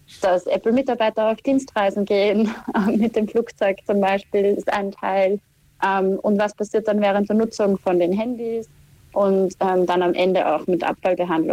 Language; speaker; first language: German; native; German